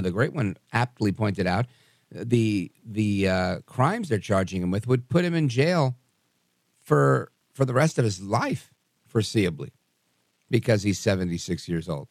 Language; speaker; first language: English; native; English